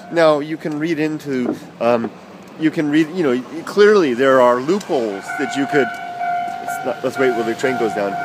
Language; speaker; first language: English; native; English